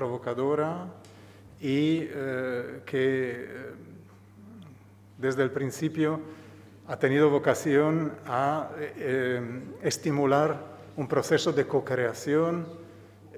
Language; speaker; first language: Spanish; non-native, fluent; Italian